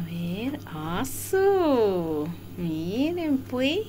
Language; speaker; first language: Spanish; native; Spanish